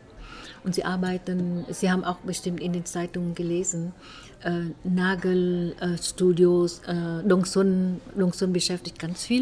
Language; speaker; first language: German; non-native, fluent; Vietnamese